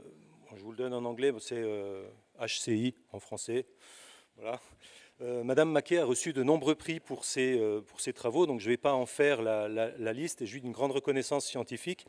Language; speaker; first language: French; native; French